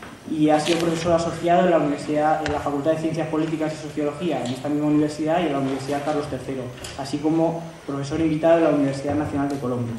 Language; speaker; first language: Spanish; native; Spanish